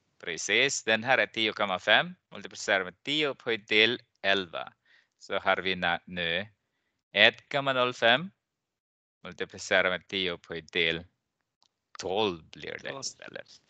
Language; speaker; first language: Swedish; non-native, fluent; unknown